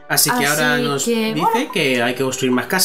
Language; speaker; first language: Spanish; native; Spanish